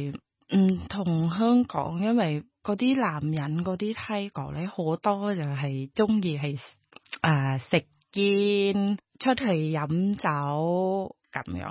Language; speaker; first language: Cantonese; non-native, fluent; Thai